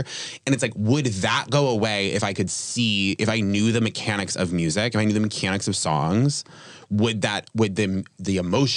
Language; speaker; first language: English; native; English